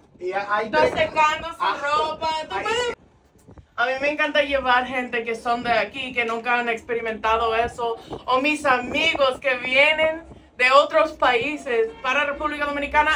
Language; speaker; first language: Spanish; non-native, fluent; English